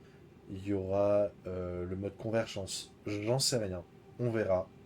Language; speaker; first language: French; native; French